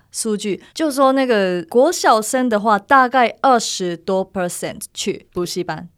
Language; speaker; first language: Chinese; non-native, fluent; Japanese